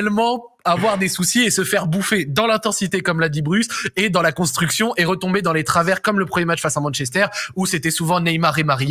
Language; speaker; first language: French; native; French